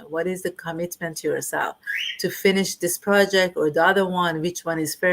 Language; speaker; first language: English; non-native, fluent; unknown